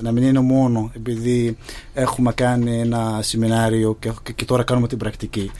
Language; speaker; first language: Greek; non-native, fluent; Arabic